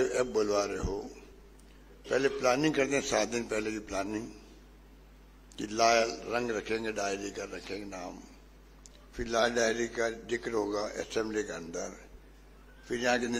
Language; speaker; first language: Hindi; native; Hindi